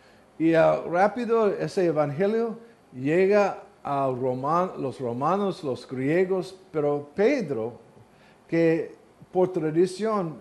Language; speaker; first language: Spanish; non-native, learner; English